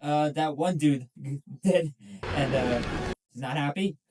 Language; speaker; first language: English; native; English